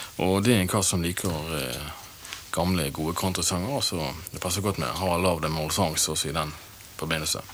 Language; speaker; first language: Norwegian; native; Norwegian